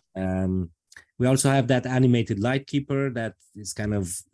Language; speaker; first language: English; non-native, fluent; Romanian